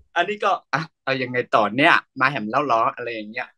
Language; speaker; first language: Thai; non-native, fluent; Burmese